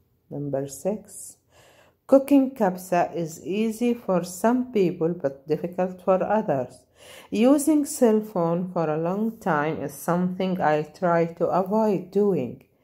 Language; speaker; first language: English; non-native, fluent; Arabic